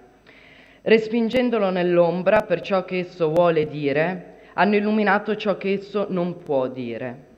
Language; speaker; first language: Italian; native; Italian